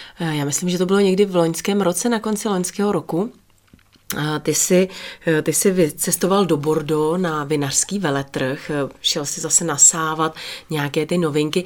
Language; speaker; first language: Czech; native; Czech